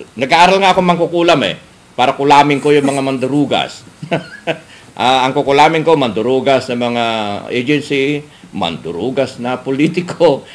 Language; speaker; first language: Filipino; native; Filipino